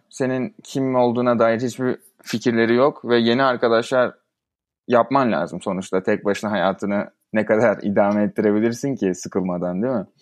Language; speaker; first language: Turkish; native; Turkish